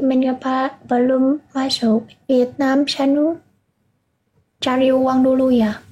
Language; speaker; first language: Indonesian; non-native, learner; Vietnamese